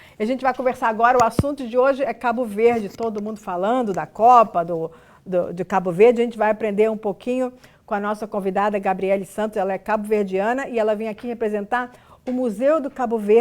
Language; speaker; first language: Portuguese; native; Portuguese